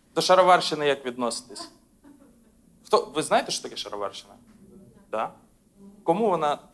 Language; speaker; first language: Ukrainian; non-native, local second language; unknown